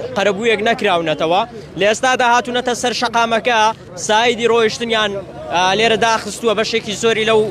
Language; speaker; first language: Central Kurdish; native; Central Kurdish